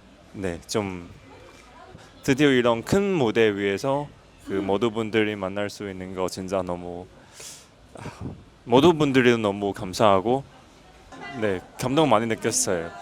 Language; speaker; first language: Korean; non-native, learner; Chinese